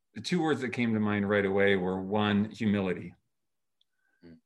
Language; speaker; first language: English; native; English